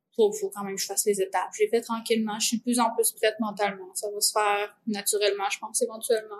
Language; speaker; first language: French; native; French